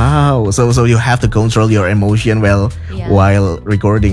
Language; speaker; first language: English; non-native, learner; Indonesian